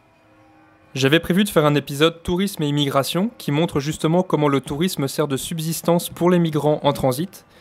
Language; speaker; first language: French; native; French